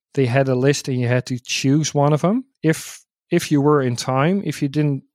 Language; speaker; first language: English; non-native, fluent; Dutch